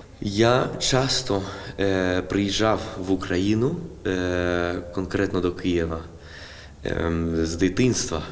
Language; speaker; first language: Ukrainian; early bilingual, heritage; Ukrainian